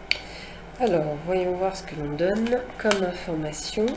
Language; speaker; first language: French; native; French